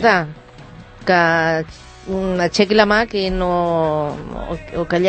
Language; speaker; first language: Catalan; native; Catalan